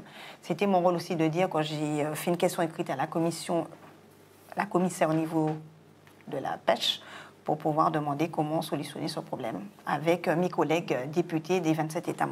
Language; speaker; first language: French; non-native, local second language; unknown